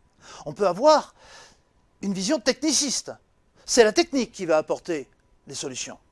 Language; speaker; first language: French; native; French